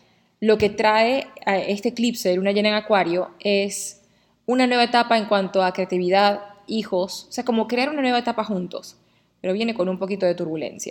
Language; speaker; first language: Spanish; native; Spanish